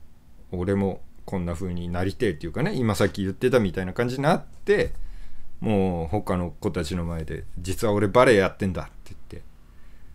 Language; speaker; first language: Japanese; native; Japanese